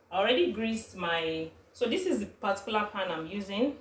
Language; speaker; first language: English; non-native, local second language; Yoruba